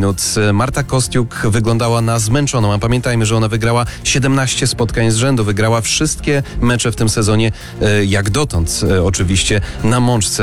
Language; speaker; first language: Polish; native; Polish